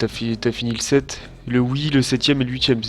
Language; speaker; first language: French; native; French